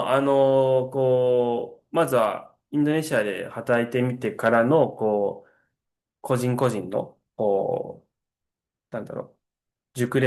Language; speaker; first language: Japanese; native; Japanese